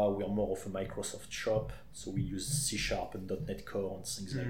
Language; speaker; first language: English; non-native, fluent; French